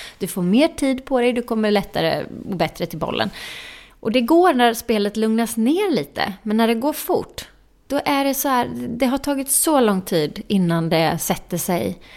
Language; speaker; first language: Swedish; native; Swedish